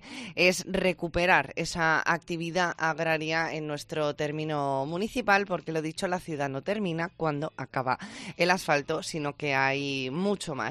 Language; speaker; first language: Spanish; native; Spanish